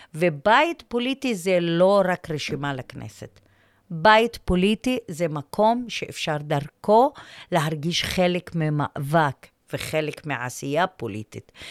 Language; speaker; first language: Hebrew; non-native, local second language; Arabic